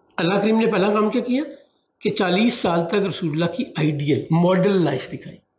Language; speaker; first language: Urdu; non-native, local second language; Punjabi